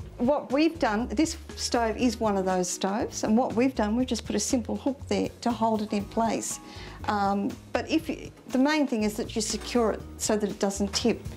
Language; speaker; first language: English; native; English